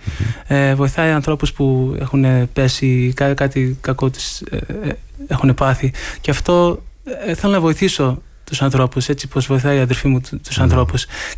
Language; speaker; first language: Greek; early bilingual, heritage; Greek